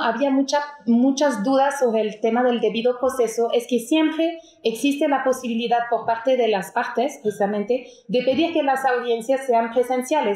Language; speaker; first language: Spanish; native; Spanish